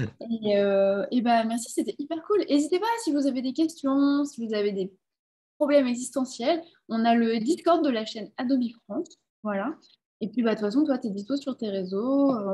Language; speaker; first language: French; native; French